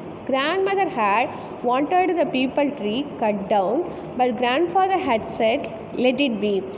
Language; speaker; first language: English; non-native, local second language; Tamil